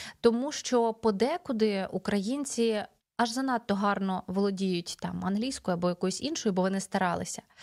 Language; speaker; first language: Ukrainian; native; Ukrainian